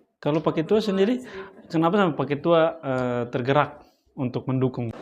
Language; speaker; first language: Indonesian; native; Indonesian